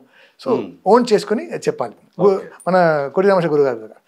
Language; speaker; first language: Telugu; non-native, fluent; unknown